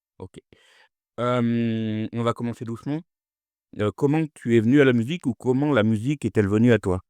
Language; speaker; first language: French; native; French